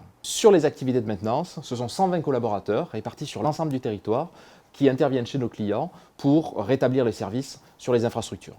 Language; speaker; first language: French; native; French